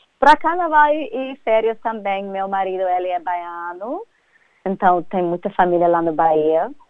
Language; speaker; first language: Portuguese; non-native, fluent; English